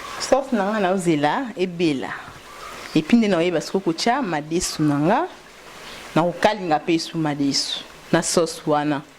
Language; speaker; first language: Lingala; native; Lingala